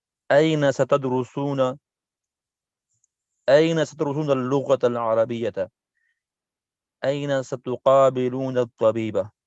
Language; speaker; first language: Arabic; non-native, learner; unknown